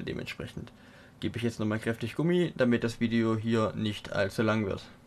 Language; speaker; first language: German; native; German